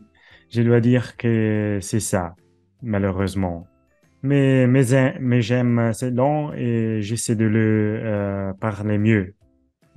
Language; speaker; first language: French; non-native, learner; Italian